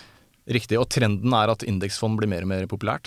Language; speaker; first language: Norwegian; native; Norwegian